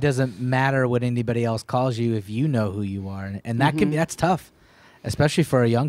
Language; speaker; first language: English; native; English